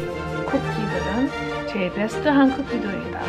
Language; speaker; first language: Korean; non-native, fluent; English